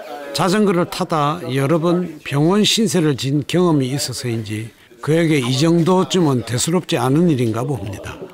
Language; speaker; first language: Korean; native; Korean